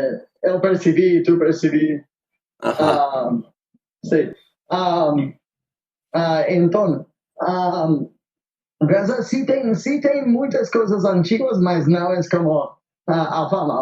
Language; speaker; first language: Portuguese; non-native, learner; Spanish